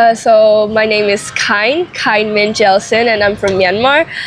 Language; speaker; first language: English; non-native, fluent; Burmese